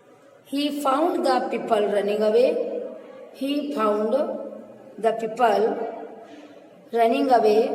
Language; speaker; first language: English; non-native, local second language; Hindi